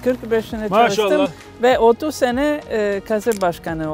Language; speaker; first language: Turkish; non-native, learner; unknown